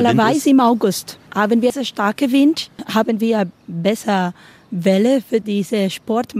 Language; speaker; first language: German; non-native, learner; Spanish